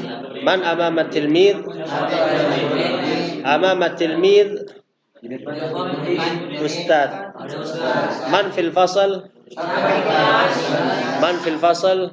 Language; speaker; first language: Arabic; non-native, fluent; Indonesian